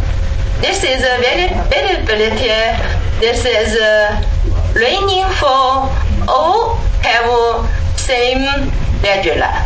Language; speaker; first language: English; non-native, learner; Chinese